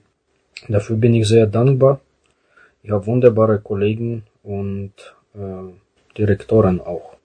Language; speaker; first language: German; non-native, fluent; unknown